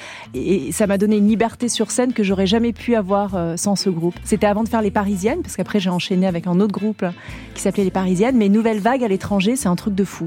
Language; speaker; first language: French; native; French